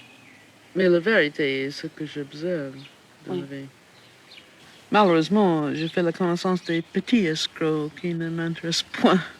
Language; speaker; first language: French; non-native, fluent; English